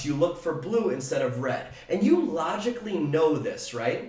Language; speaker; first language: English; native; English